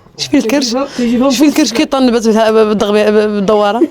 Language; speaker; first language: Arabic; native; Arabic